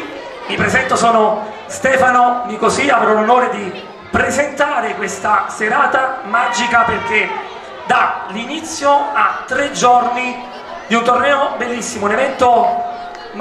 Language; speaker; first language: Italian; native; Italian